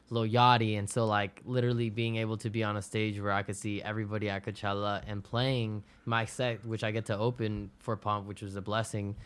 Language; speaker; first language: English; early bilingual, other home language; Spanish